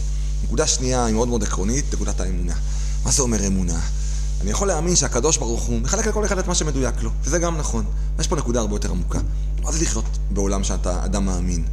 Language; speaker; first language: Hebrew; native; Hebrew